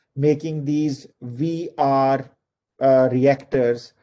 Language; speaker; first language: English; non-native, local second language; Urdu